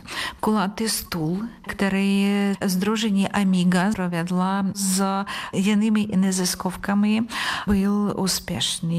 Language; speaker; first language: Czech; non-native, learner; Ukrainian